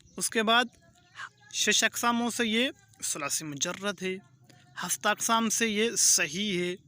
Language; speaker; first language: Urdu; non-native, local second language; Pashto